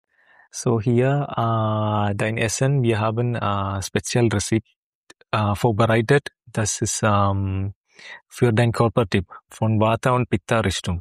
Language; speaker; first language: German; non-native, learner; Malayalam